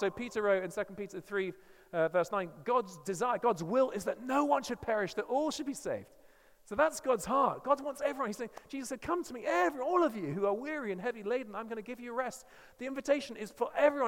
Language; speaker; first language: English; native; English